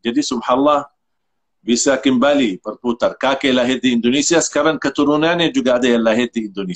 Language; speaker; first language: Indonesian; non-native, fluent; Arabic